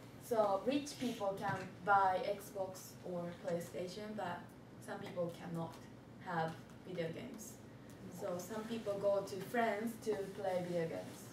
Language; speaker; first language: English; non-native, learner; Japanese